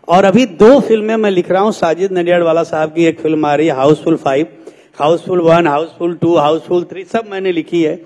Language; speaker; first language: Hindi; native; Hindi